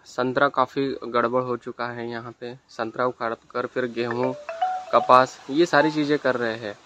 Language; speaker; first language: Hindi; non-native, local second language; Marathi